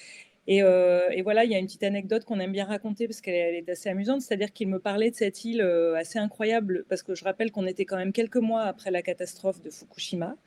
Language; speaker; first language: French; native; French